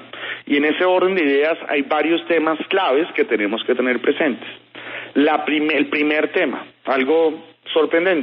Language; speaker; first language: Spanish; native; Spanish